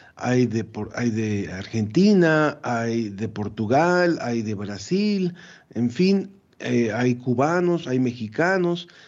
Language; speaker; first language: Spanish; native; Spanish